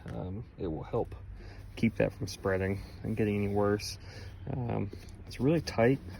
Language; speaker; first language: English; native; English